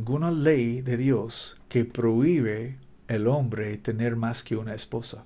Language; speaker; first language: Spanish; non-native, learner; English